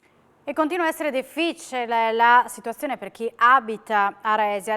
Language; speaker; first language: Italian; native; Italian